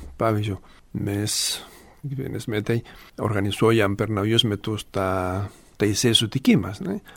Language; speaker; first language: Lithuanian; non-native, fluent; Spanish